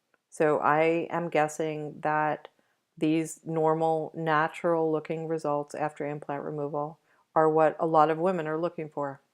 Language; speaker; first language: English; native; English